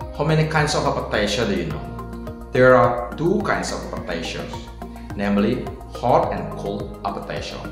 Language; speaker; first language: English; non-native, fluent; Indonesian